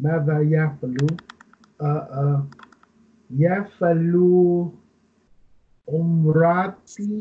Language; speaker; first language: Arabic; non-native, learner; English